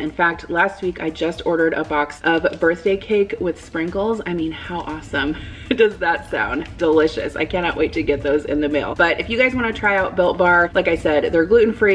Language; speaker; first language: English; native; English